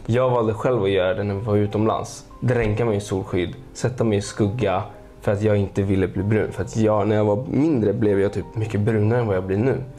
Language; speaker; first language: Swedish; early bilingual, other home language; Spanish